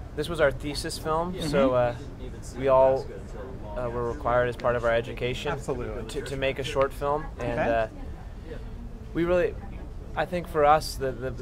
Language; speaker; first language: English; native; English